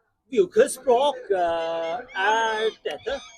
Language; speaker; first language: Norwegian; non-native, learner; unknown